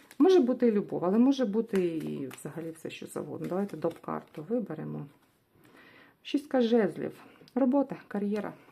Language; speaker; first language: Ukrainian; non-native, local second language; Russian